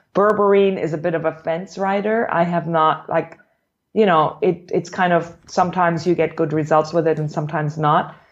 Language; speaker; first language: English; non-native, fluent; German